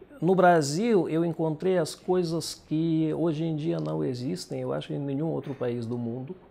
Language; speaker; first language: Portuguese; non-native, fluent; Russian